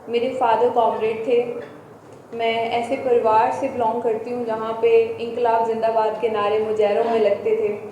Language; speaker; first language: Hindi; non-native, local second language; Punjabi